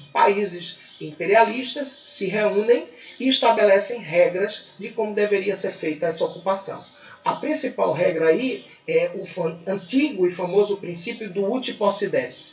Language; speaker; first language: Portuguese; native; Portuguese